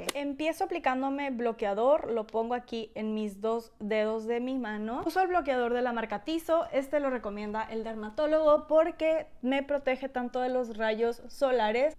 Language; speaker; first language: Spanish; native; Spanish